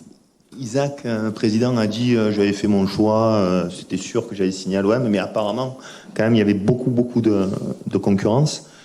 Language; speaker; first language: French; native; French